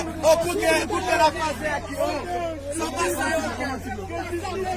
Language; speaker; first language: Portuguese; non-native, learner; Haitian Creole